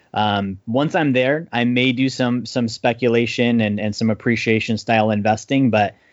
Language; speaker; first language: English; native; English